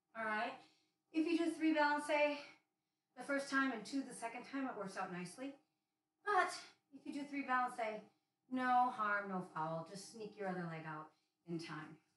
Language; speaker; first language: English; native; English